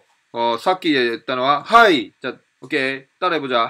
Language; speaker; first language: Japanese; non-native, fluent; Korean